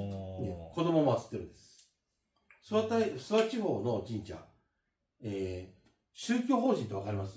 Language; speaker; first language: Japanese; native; Japanese